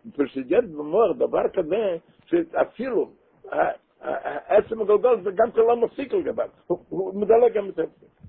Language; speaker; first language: Hebrew; non-native, local second language; Yiddish